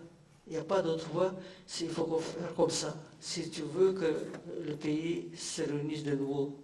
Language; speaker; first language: French; non-native, fluent; Indonesian